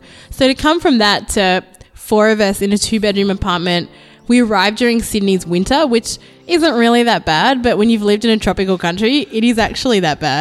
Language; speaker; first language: English; native; English